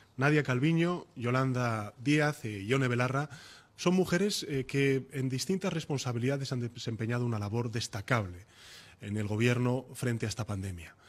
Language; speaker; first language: Spanish; native; Spanish